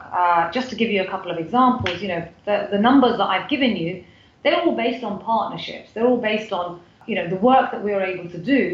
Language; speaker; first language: English; native; English